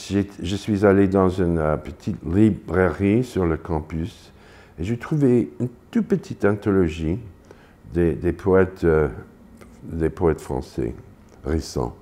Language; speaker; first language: French; non-native, fluent; English